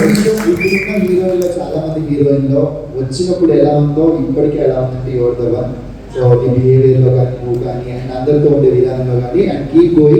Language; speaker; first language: Telugu; native; Telugu